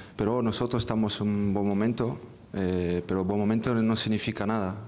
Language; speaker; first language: Spanish; non-native, fluent; French